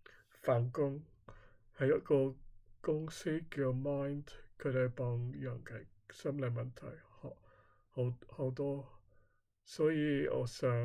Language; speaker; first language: Chinese; non-native, learner; English